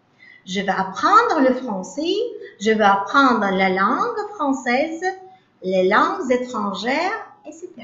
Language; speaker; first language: French; non-native, learner; Uzbek